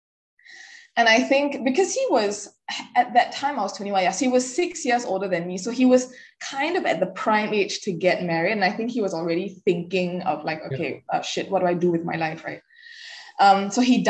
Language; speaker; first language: English; native; English